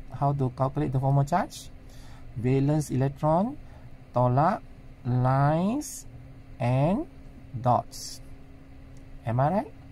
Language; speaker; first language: English; non-native, local second language; Malay